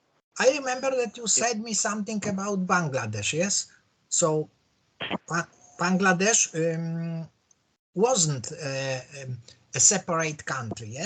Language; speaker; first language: English; non-native, learner; Polish